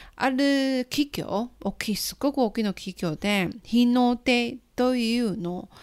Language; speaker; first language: Japanese; non-native, fluent; Chinese